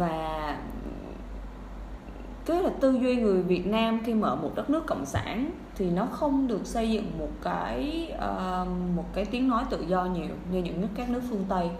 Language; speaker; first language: Vietnamese; native; Vietnamese